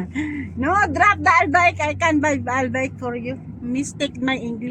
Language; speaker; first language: English; non-native, learner; Filipino